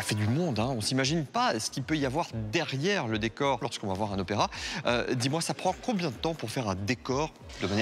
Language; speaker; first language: French; native; French